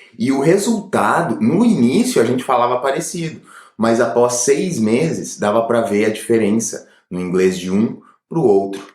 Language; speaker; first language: Portuguese; native; Portuguese